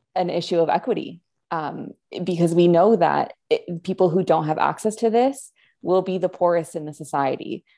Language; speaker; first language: English; non-native, fluent; Spanish